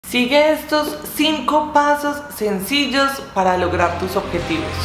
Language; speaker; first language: Spanish; native; Spanish